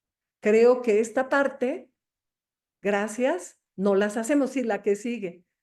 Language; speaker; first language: Spanish; native; Spanish